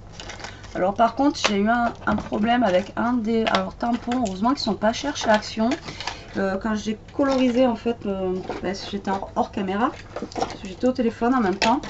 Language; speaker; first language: French; native; French